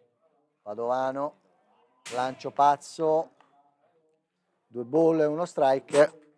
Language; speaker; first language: Italian; native; Italian